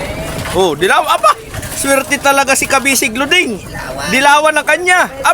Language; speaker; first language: Filipino; native; Filipino